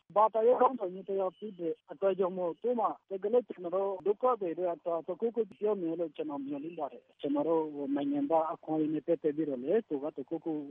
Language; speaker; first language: Burmese; non-native, local second language; Rohingya